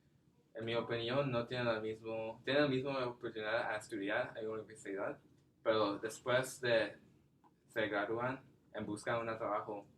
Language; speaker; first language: Spanish; non-native, learner; English